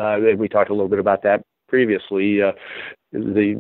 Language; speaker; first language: English; native; English